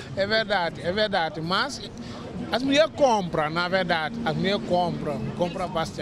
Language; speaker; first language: Portuguese; non-native, learner; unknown